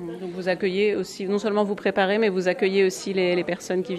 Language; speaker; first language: French; native; French